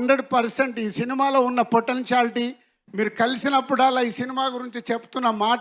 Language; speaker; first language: Telugu; native; Telugu